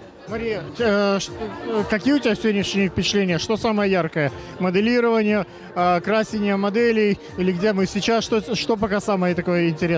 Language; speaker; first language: Russian; native; Russian